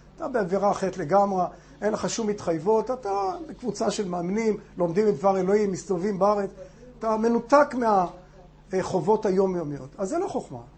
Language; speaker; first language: Hebrew; non-native, fluent; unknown